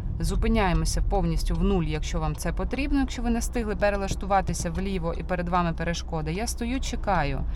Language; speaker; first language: Ukrainian; non-native, local second language; Russian